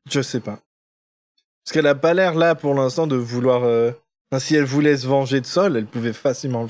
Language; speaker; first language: French; native; French